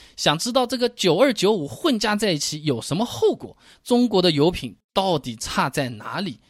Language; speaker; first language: Chinese; native; Chinese